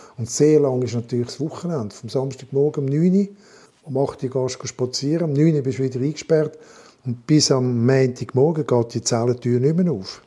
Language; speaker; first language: German; non-native, local second language; French